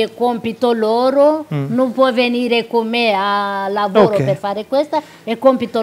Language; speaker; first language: Italian; non-native, local second language; Romanian